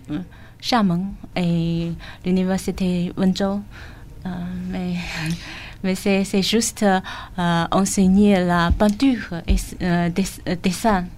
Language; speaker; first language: French; non-native, learner; Chinese